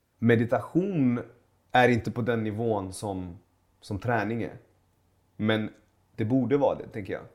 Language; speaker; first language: Swedish; early bilingual, other home language; Persian